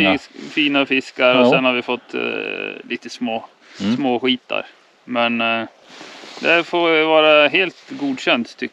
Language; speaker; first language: Swedish; native; Swedish